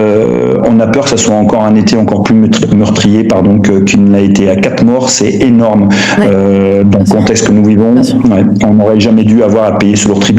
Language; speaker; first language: French; native; French